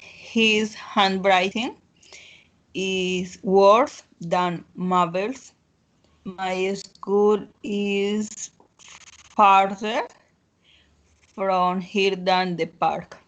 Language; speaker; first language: English; non-native, learner; Spanish